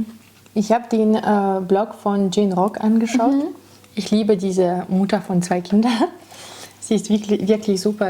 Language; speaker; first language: German; non-native, fluent; Russian